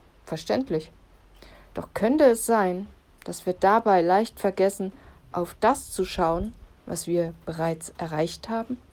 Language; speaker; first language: German; native; German